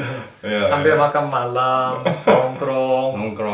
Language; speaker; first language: Indonesian; non-native, fluent; Korean